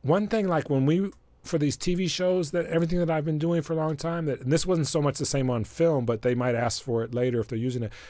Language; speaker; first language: English; native; English